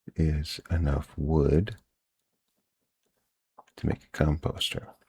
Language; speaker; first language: English; native; English